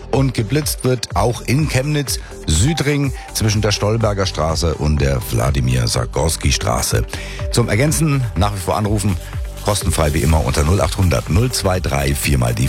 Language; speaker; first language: German; native; German